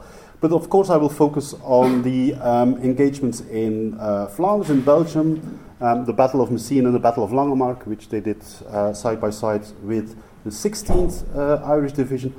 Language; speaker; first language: English; non-native, fluent; Dutch